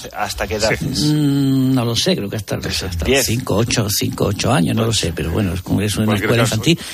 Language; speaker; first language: Spanish; native; Spanish